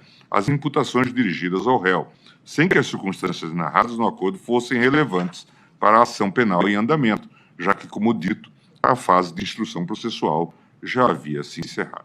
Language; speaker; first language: Portuguese; native; Portuguese